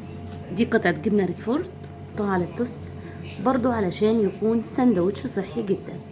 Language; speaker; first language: Arabic; native; Arabic